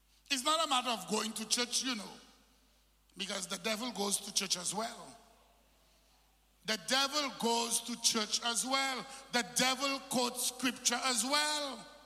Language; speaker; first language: English; non-native, local second language; French